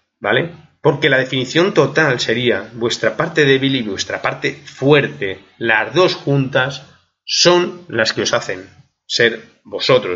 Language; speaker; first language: Spanish; native; Spanish